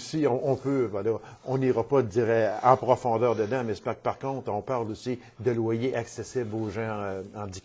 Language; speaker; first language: French; native; French